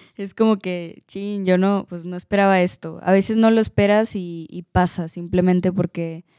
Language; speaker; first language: Spanish; native; Spanish